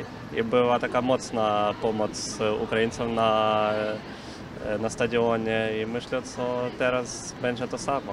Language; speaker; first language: Polish; non-native, learner; Ukrainian